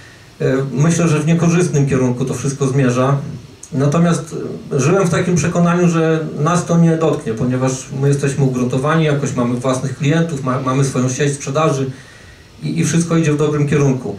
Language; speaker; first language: Polish; native; Polish